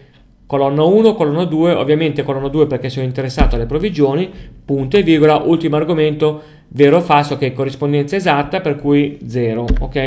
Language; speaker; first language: Italian; native; Italian